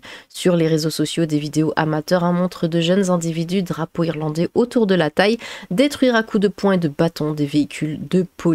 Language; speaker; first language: French; native; French